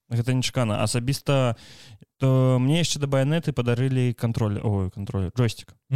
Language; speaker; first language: Belarusian; native; Belarusian